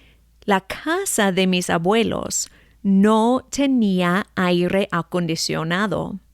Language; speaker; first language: Spanish; non-native, fluent; English